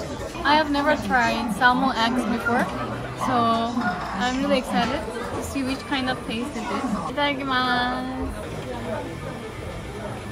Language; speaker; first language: English; non-native, local second language; Assamese